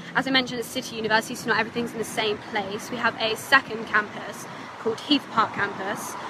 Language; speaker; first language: English; native; English